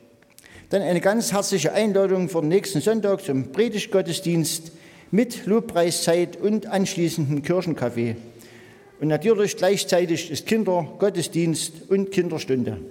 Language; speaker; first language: German; native; German